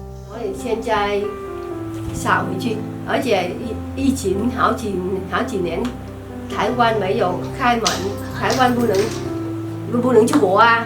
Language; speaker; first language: Chinese; non-native, learner; Vietnamese